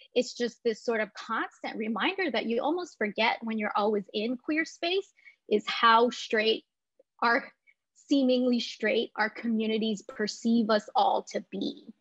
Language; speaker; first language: English; native; English